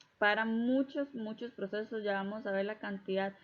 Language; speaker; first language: Spanish; native; Spanish